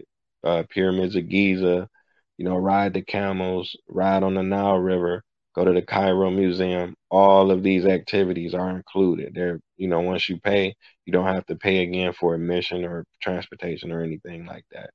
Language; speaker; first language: English; native; English